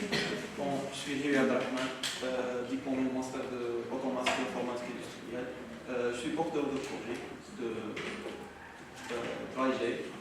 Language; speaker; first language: French; non-native, local second language; Arabic